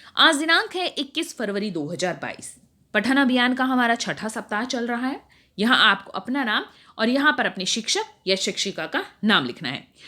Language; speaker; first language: Hindi; native; Hindi